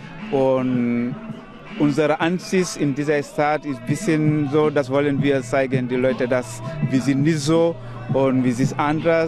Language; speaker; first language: German; non-native, learner; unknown